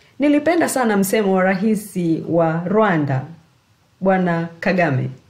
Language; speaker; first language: Swahili; native; Swahili